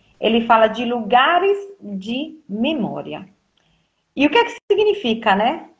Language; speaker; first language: Portuguese; native; Portuguese